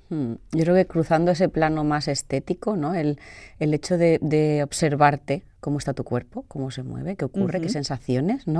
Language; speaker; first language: Spanish; native; Spanish